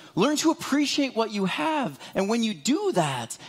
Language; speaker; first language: English; native; English